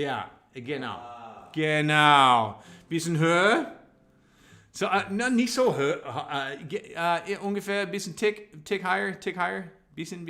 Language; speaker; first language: German; non-native, learner; English